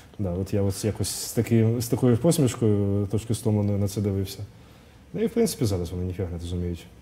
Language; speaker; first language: Ukrainian; non-native, local second language; Russian